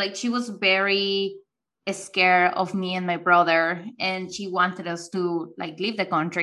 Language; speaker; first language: English; non-native, fluent; Spanish